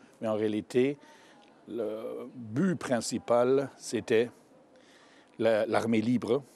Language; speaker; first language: French; non-native, fluent; German